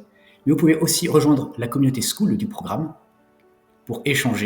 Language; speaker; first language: French; native; French